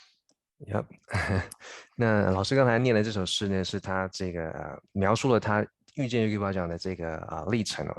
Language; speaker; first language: Chinese; native; Chinese